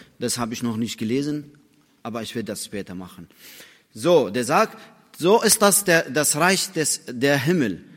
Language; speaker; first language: German; non-native, fluent; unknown